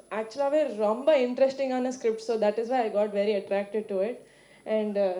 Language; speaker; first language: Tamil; non-native, learner; Telugu